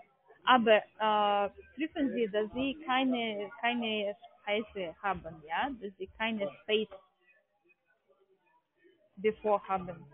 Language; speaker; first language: German; non-native, learner; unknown